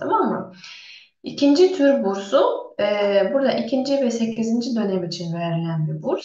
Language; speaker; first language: Turkish; non-native, fluent; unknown